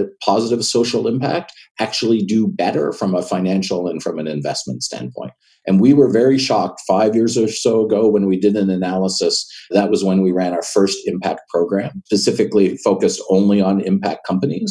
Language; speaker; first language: English; native; English